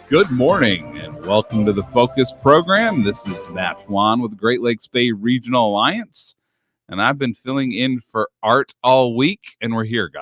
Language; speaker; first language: English; native; English